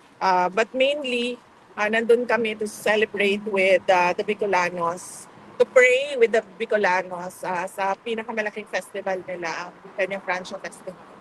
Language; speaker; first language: Filipino; non-native, local second language; Cebuano